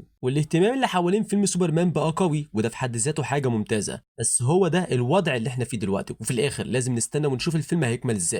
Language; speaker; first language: Arabic; native; Arabic